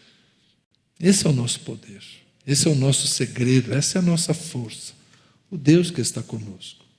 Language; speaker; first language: Portuguese; native; Portuguese